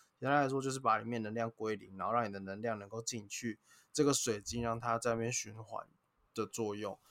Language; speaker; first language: Chinese; native; Chinese